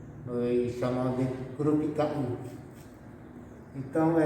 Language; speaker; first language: Portuguese; non-native, local second language; Guarani